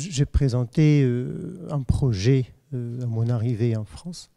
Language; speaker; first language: French; non-native, fluent; Arabic